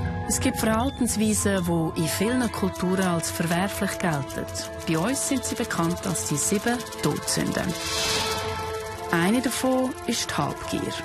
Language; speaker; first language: German; native; German